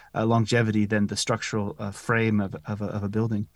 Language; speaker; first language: English; native; English